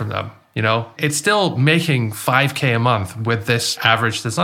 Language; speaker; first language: English; native; English